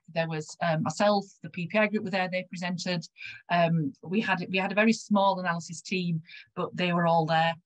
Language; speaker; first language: English; native; English